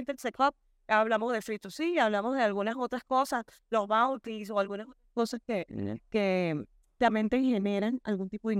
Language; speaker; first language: Spanish; native; Spanish